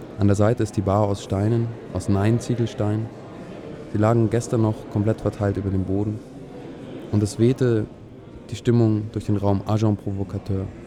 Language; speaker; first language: German; native; German